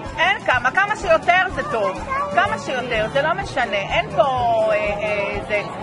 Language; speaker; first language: Hebrew; native; Hebrew